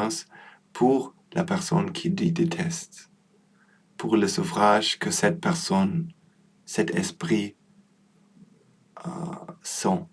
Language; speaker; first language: French; non-native, learner; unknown